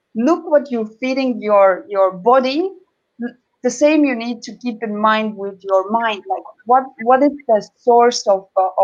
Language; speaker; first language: English; non-native, fluent; Estonian